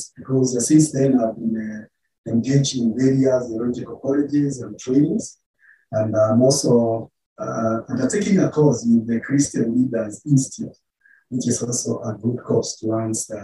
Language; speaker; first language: English; non-native, local second language; Kikuyu